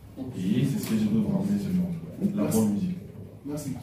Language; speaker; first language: French; non-native, local second language; Lingala